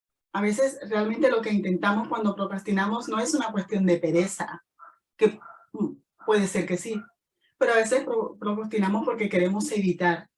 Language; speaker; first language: Spanish; native; Spanish